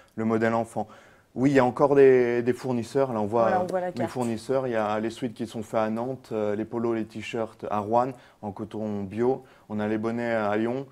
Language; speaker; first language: French; native; French